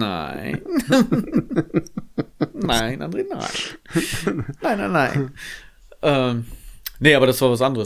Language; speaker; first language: German; native; German